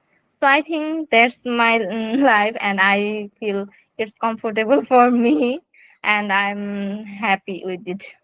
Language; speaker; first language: English; non-native, learner; Bangla